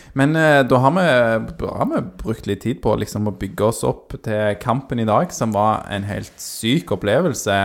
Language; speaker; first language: Norwegian; native; Norwegian